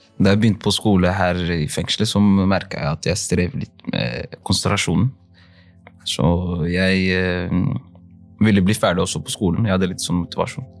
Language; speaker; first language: Norwegian; early bilingual, other home language; Somali